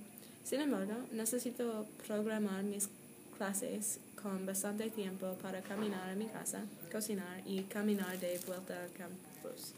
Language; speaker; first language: Spanish; non-native, learner; English